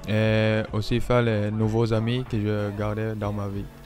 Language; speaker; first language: French; non-native, learner; Norwegian